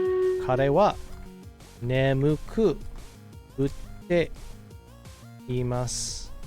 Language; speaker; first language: Japanese; non-native, fluent; English